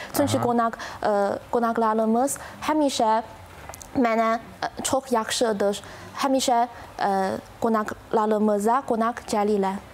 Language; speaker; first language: Azerbaijani; non-native, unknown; Chinese